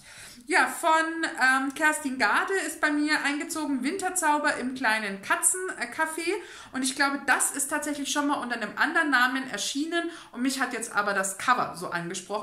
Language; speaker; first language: German; native; German